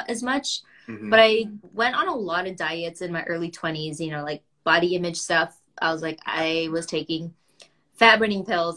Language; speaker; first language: English; early bilingual, other home language; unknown